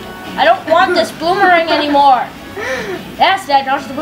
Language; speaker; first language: English; native; English